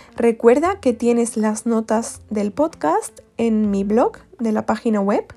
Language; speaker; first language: Spanish; native; Spanish